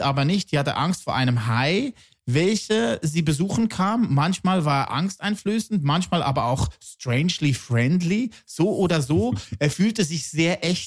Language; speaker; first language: German; native; German